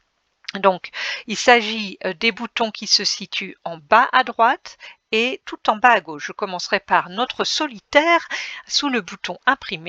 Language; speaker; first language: French; native; French